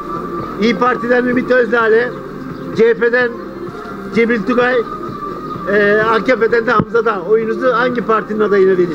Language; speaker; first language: Turkish; native; Turkish